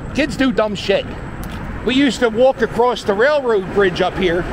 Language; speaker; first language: English; native; English